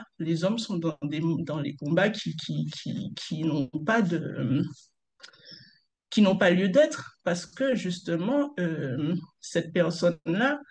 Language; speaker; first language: French; native; French